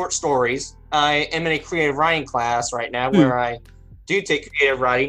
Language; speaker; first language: English; native; English